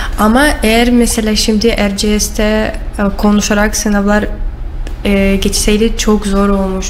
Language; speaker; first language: Turkish; non-native, learner; Russian